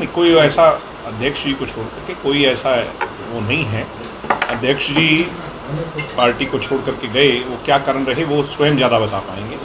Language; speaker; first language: Hindi; native; Hindi